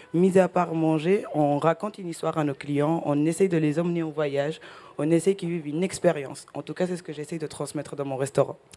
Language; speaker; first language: French; early bilingual, other home language; Spanish